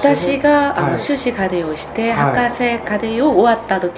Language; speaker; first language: Japanese; non-native, fluent; Korean